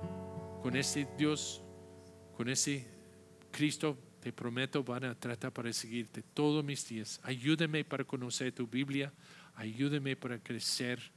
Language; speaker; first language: Spanish; non-native, fluent; English